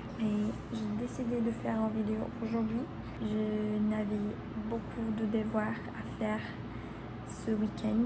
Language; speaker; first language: French; non-native, learner; Spanish